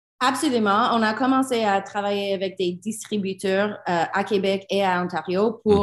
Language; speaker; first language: French; non-native, learner; English